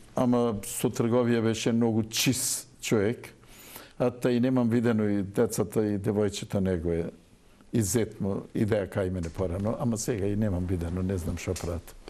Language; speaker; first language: Macedonian; non-native, local second language; Turkish